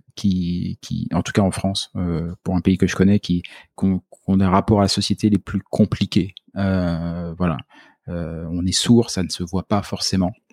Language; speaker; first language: French; native; French